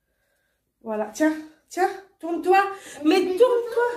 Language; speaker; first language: French; native; French